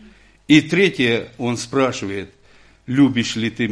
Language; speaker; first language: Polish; non-native, learner; Ukrainian